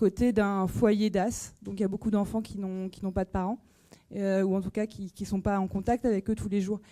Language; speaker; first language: French; native; French